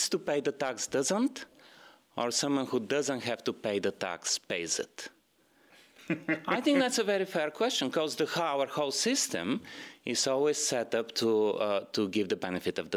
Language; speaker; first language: English; non-native, fluent; Bulgarian